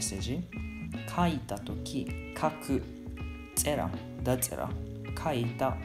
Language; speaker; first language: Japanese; non-native, learner; Georgian